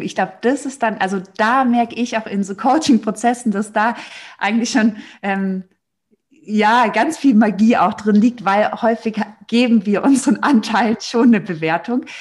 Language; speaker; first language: German; native; German